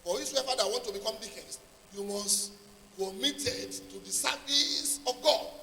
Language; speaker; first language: English; non-native, local second language; Yoruba